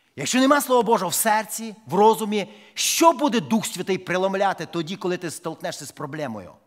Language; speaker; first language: Ukrainian; native; Ukrainian